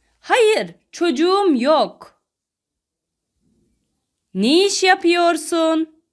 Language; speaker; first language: Turkish; non-native, fluent; Arabic